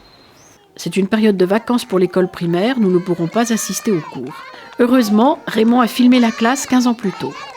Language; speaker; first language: French; native; French